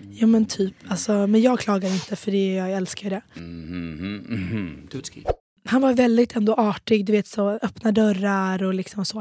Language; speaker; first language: Swedish; native; Swedish